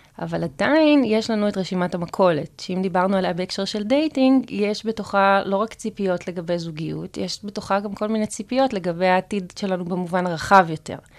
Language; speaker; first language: Hebrew; native; Hebrew